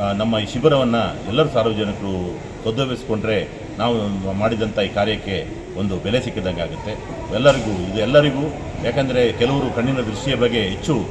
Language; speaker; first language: Kannada; non-native, local second language; Kodava